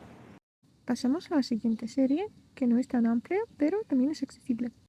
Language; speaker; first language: Spanish; non-native, fluent; Russian